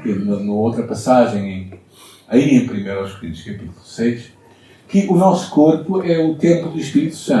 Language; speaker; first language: Portuguese; native; Portuguese